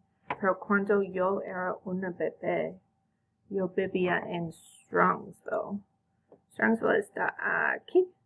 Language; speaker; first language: Spanish; non-native, fluent; English